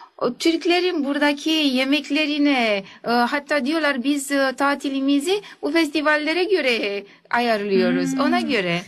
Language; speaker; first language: Turkish; early bilingual, heritage; Turkish